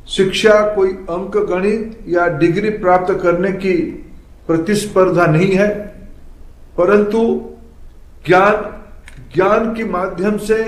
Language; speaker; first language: Hindi; non-native, local second language; Odia